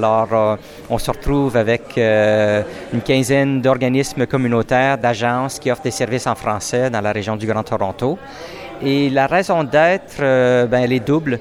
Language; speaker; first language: French; native; French